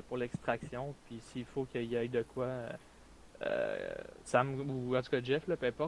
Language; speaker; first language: French; native; French